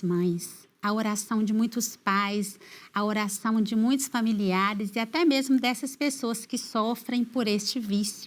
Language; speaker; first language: Portuguese; native; Portuguese